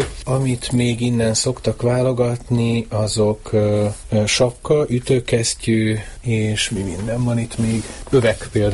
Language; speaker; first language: Hungarian; native; Hungarian